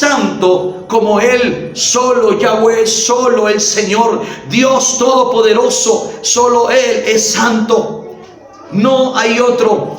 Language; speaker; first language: Spanish; native; Spanish